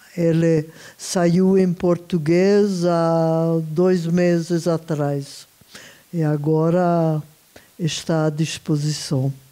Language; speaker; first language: Portuguese; non-native, fluent; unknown